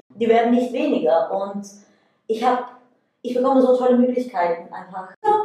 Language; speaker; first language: German; non-native, fluent; Bulgarian